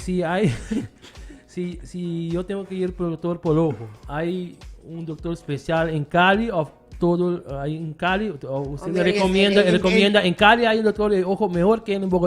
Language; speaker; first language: Spanish; non-native, learner; Papiamento